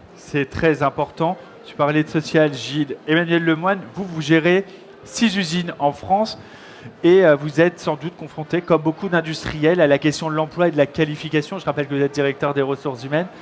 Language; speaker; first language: French; native; French